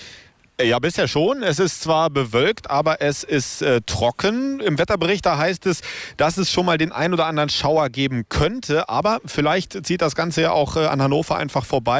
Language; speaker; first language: German; native; German